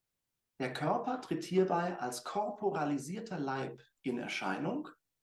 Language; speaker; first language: German; native; German